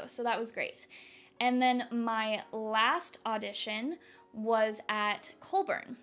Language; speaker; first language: English; native; English